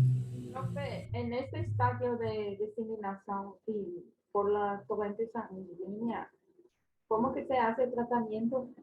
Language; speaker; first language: Spanish; non-native, learner; Portuguese